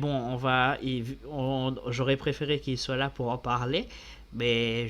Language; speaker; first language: French; native; French